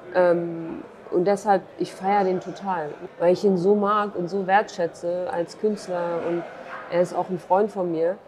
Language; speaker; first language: German; early bilingual, other home language; Kurdish